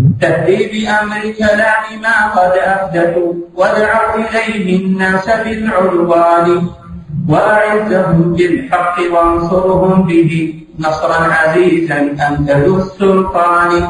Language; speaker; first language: Arabic; native; Arabic